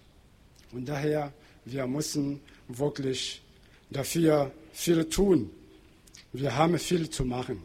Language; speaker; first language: German; non-native, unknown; Portuguese